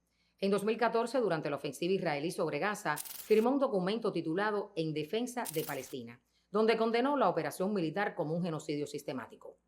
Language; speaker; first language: Spanish; native; Spanish